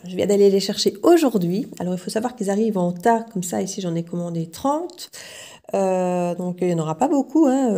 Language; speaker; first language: French; native; French